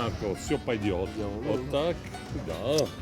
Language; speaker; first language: Russian; non-native, learner; Italian